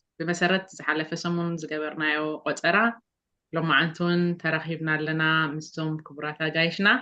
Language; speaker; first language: Tigrinya; native; Tigrinya